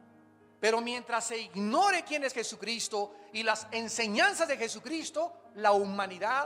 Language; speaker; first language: Spanish; native; Spanish